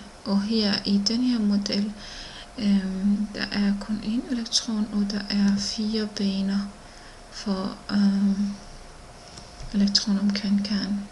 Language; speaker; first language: Danish; non-native, learner; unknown